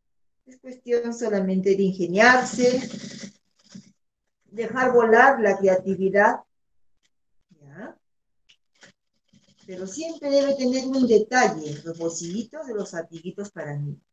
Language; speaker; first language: Spanish; native; Spanish